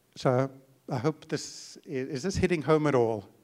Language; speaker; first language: English; native; English